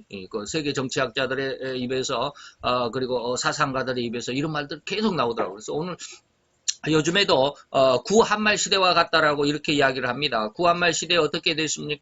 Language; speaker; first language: Korean; native; Korean